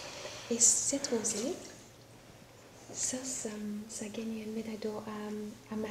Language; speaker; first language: French; non-native, fluent; English